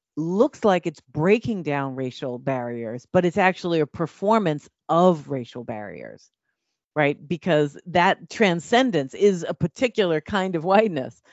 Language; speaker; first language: English; native; English